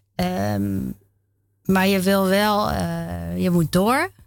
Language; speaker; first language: Dutch; native; Dutch